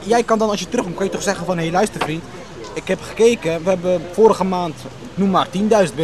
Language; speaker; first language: Dutch; early bilingual, other home language; Arabic